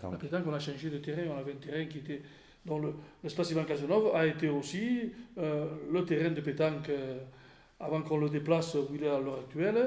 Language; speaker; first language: French; native; French